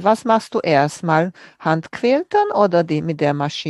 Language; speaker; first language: German; native; German